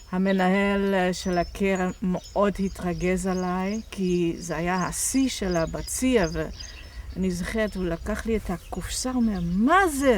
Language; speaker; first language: Hebrew; non-native, fluent; Dutch